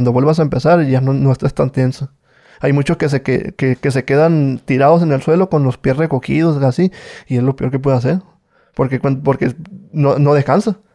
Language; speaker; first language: Spanish; native; Spanish